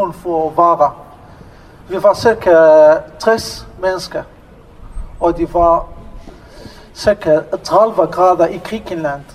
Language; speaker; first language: Danish; non-native, learner; Arabic